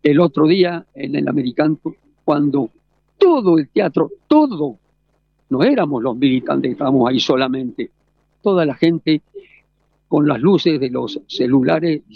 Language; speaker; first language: Spanish; native; Spanish